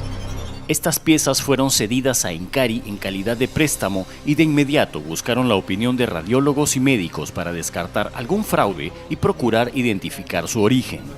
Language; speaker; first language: Spanish; native; Spanish